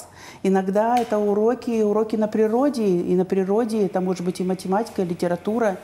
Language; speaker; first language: Russian; native; Russian